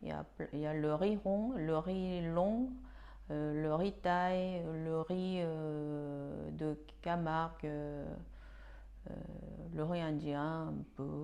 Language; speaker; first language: French; non-native, fluent; Korean